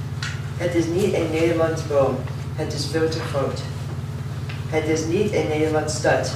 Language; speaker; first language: Dutch; non-native, learner; English